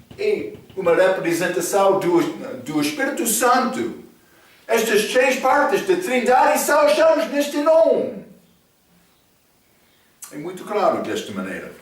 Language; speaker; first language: Portuguese; non-native, fluent; English